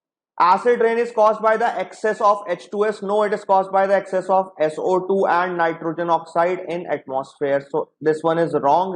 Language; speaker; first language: English; non-native, local second language; Hindi